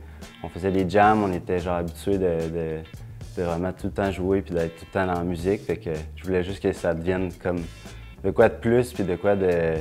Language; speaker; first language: French; native; French